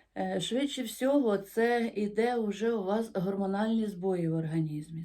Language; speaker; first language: Ukrainian; non-native, local second language; Russian